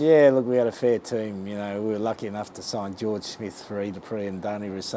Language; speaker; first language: English; native; English